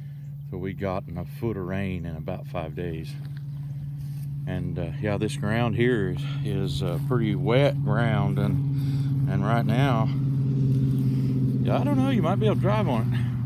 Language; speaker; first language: English; native; English